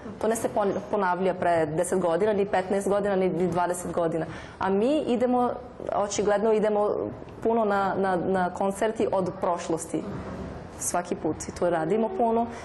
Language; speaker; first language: Serbian; non-native, learner; Portuguese